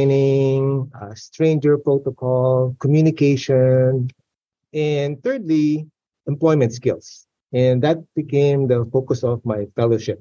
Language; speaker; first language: English; non-native, local second language; Filipino